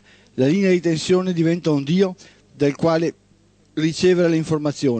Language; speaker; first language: Italian; native; Italian